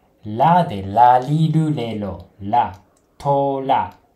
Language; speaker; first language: Spanish; non-native, fluent; Japanese